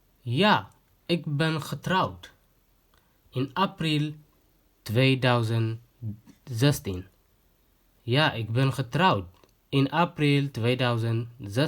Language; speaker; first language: Dutch; non-native, learner; Tigrinya